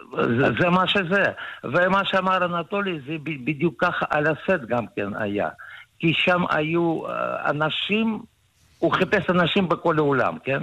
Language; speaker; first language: Hebrew; early bilingual, other home language; Russian